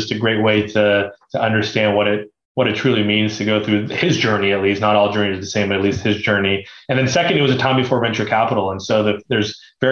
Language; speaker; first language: English; native; English